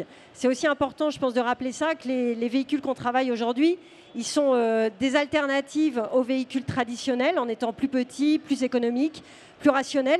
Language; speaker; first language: French; native; French